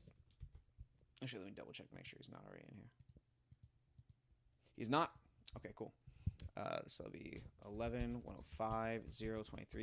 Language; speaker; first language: English; native; English